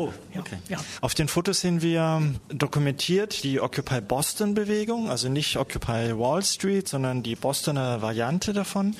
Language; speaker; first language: German; native; German